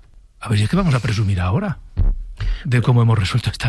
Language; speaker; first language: Spanish; native; Spanish